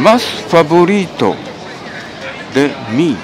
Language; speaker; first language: Spanish; non-native, learner; Japanese